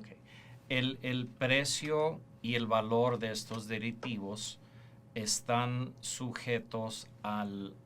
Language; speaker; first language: Spanish; early bilingual, heritage; Spanish